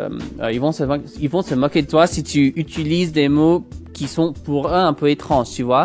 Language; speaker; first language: French; non-native, local second language; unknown